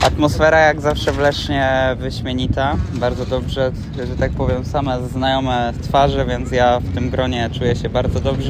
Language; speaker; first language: Polish; native; Polish